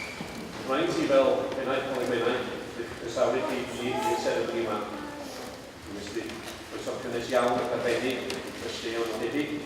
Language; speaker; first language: Welsh; native; Welsh